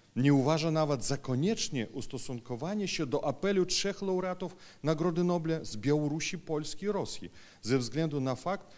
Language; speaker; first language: Polish; non-native, fluent; Russian